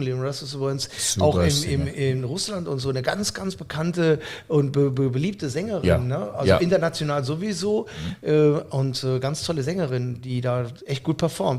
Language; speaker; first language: German; native; German